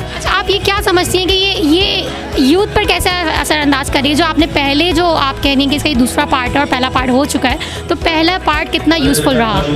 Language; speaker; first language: Urdu; native; Urdu